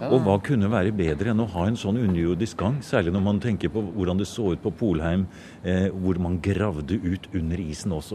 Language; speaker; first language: Norwegian; native; Norwegian